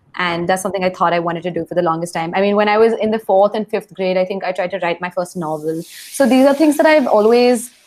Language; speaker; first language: English; non-native, local second language; Hindi